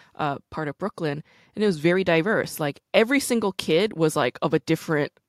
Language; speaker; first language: English; native; English